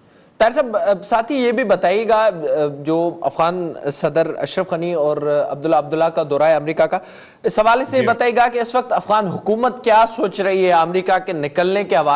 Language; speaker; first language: Hindi; non-native, local second language; Sindhi